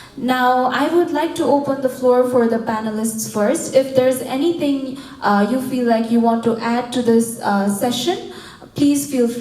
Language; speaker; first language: English; non-native, local second language; Nepali